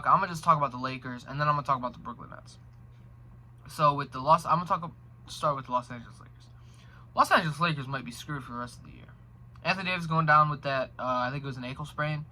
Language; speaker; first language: English; native; English